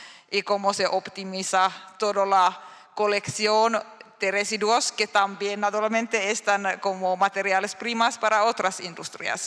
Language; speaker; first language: Spanish; non-native, learner; Finnish